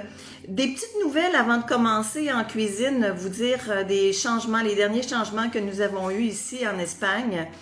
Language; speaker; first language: French; native; French